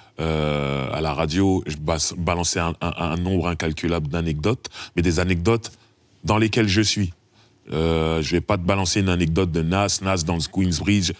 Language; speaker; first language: French; native; French